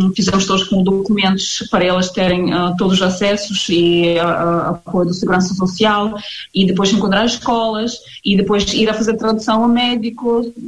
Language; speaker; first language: Portuguese; non-native, fluent; Ukrainian